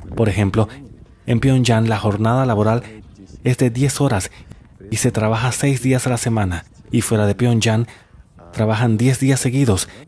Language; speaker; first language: Spanish; non-native, fluent; Russian